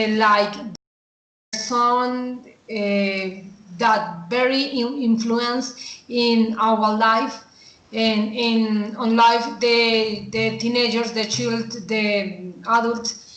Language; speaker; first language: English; non-native, learner; Spanish